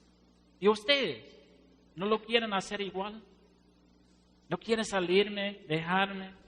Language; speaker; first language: Spanish; non-native, fluent; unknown